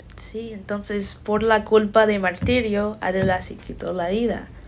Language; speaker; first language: Spanish; non-native, learner; English